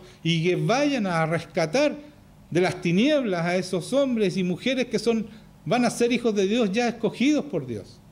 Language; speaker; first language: Spanish; native; Spanish